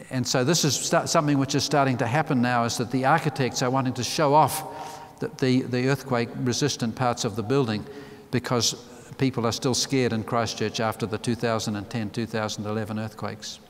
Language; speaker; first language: English; native; English